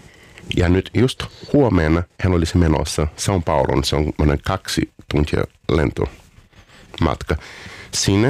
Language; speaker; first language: Finnish; non-native, learner; Portuguese